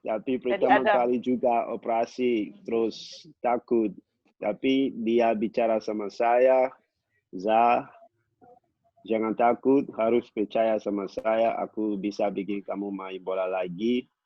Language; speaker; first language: Indonesian; non-native, local second language; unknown